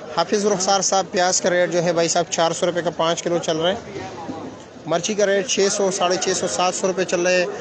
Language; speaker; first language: Urdu; non-native, local second language; Pashto